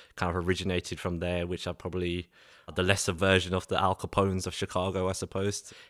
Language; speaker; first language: English; native; English